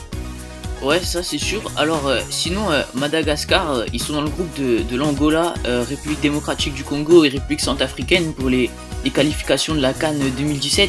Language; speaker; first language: French; native; French